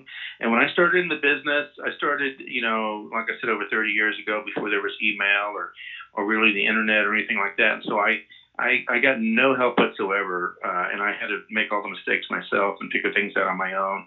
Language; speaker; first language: English; native; English